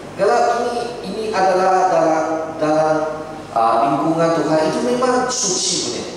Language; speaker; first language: Malay; non-native, local second language; Chinese